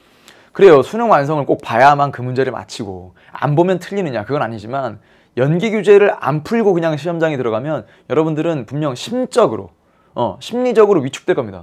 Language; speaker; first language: Korean; native; Korean